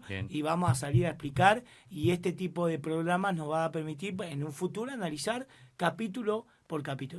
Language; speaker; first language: Spanish; native; Spanish